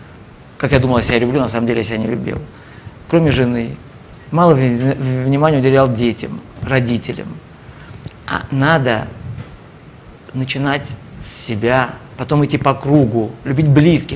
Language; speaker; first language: Russian; native; Russian